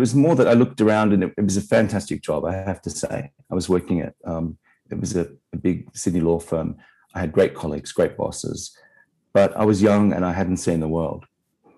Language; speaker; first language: English; native; English